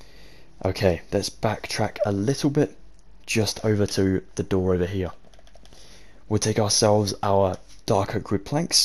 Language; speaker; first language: English; native; English